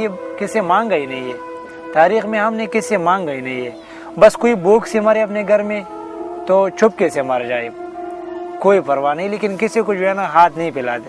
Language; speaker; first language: Urdu; non-native, local second language; Pashto